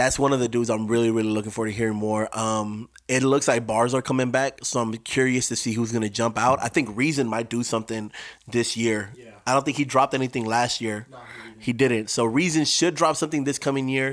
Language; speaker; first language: English; native; English